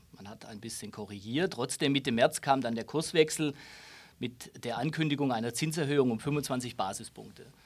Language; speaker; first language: German; non-native, local second language; Luxembourgish